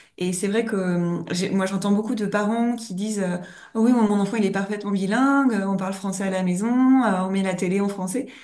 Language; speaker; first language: French; native; French